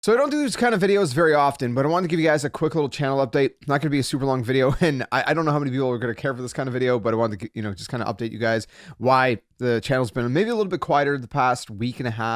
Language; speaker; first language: English; native; English